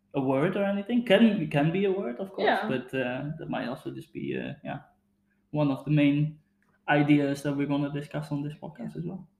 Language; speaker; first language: English; non-native, fluent; Dutch